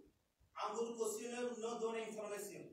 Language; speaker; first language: French; non-native, learner; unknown